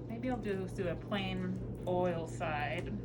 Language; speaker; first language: English; native; English